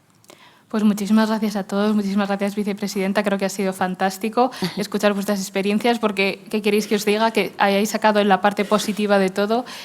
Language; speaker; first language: Spanish; native; Spanish